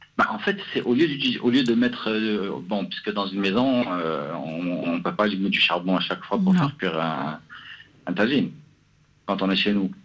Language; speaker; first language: French; non-native, local second language; Arabic